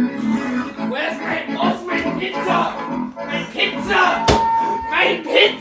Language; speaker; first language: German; non-native, learner; English